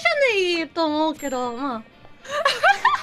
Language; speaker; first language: Japanese; non-native, learner; English